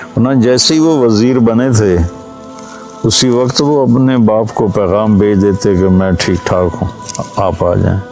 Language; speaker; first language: Urdu; non-native, local second language; Punjabi